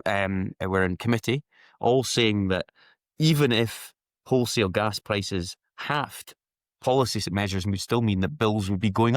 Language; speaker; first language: English; native; English